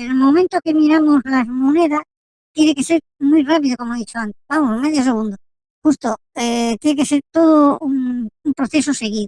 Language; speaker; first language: Spanish; native; Spanish